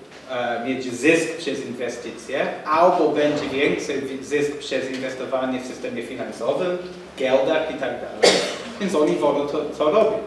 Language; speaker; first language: Polish; non-native, fluent; English